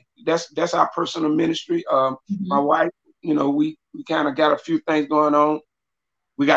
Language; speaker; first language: English; native; English